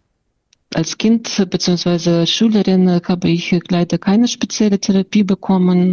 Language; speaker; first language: German; non-native, fluent; Russian